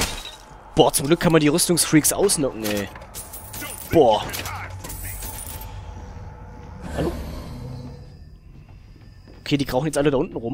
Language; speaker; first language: German; native; German